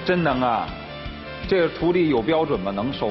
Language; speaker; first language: Chinese; native; Chinese